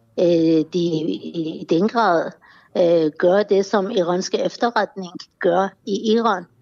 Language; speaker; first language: Danish; non-native, fluent; Persian